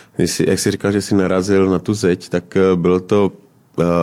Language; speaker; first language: Czech; native; Czech